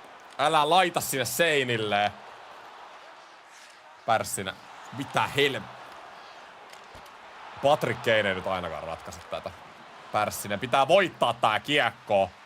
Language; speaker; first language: Finnish; native; Finnish